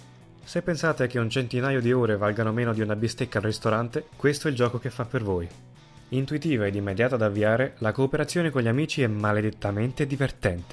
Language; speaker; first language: Italian; native; Italian